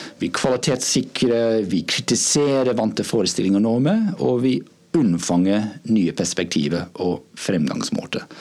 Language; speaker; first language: Norwegian; non-native, fluent; English